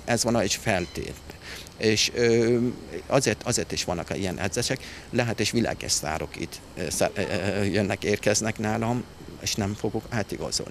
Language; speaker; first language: Hungarian; non-native, learner; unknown